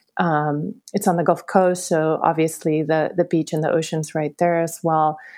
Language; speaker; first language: English; early bilingual, other home language; Spanish